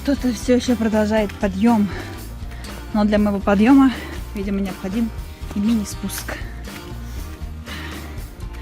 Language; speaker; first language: Russian; native; Russian